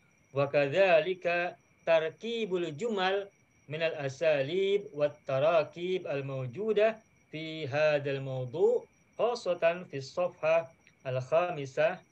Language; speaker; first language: Arabic; non-native, fluent; Indonesian